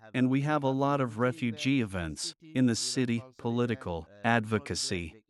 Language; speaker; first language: English; non-native, fluent; Burmese